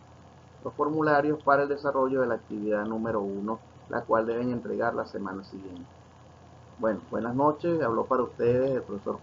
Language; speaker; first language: Spanish; native; Spanish